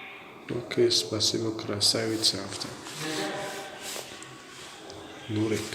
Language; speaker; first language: Russian; non-native, learner; Tajik